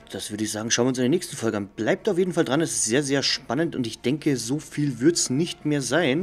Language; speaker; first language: German; native; German